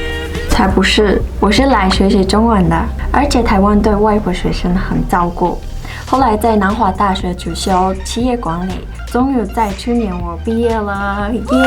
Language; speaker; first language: Chinese; non-native, fluent; Mongolian